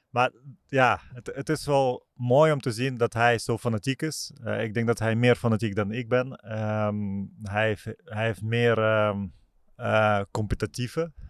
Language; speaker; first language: Dutch; non-native, fluent; Russian